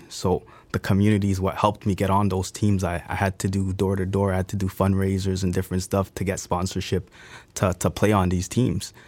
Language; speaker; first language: English; native; English